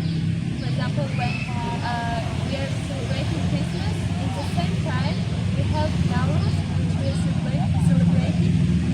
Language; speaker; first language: English; non-native, fluent; Tajik